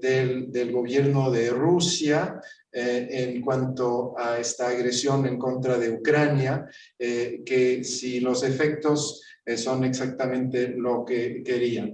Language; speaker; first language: Spanish; non-native, fluent; Swedish